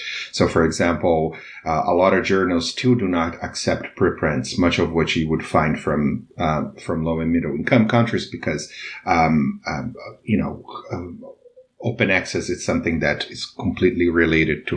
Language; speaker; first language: English; non-native, fluent; Portuguese